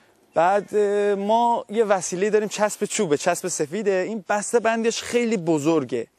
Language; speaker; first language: Persian; native; Persian